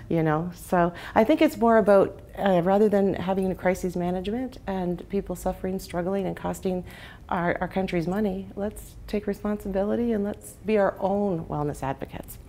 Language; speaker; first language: English; native; English